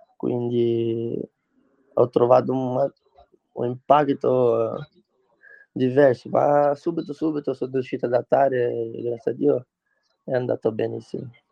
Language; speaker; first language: Italian; non-native, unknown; Portuguese